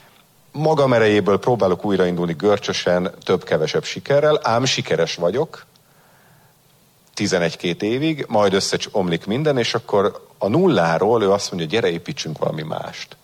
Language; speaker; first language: Hungarian; native; Hungarian